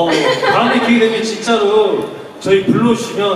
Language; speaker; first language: Korean; native; Korean